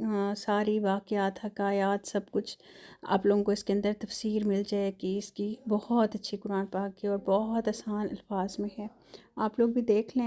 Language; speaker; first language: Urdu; non-native, local second language; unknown